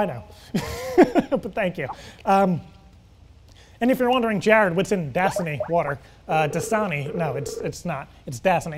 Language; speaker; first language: English; native; English